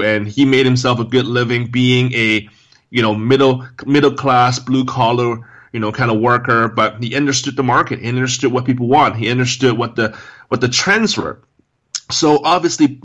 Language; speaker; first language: English; non-native, local second language; Cantonese